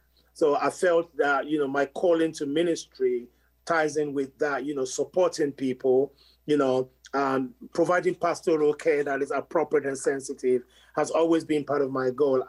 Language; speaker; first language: English; non-native, local second language; Yoruba